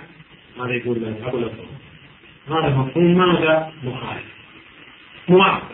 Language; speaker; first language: Arabic; native; Arabic